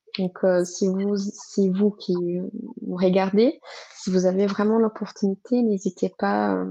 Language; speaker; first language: French; non-native, fluent; Portuguese